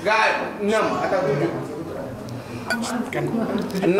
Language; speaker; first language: Indonesian; non-native, learner; Japanese